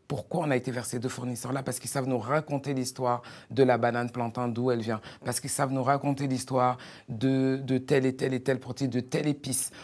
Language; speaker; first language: French; native; French